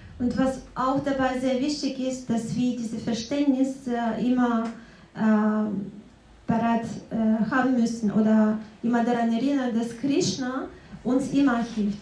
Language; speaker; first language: German; non-native, fluent; Russian